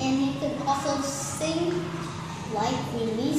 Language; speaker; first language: English; non-native, learner; Vietnamese